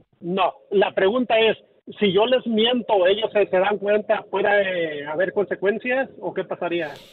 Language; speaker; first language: Spanish; early bilingual, heritage; Spanish